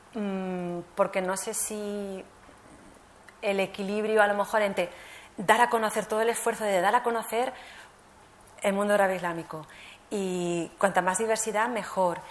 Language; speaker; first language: Spanish; native; Spanish